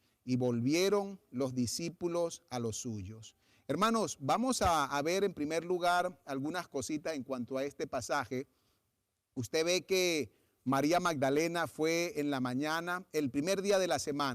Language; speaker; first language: Spanish; native; Spanish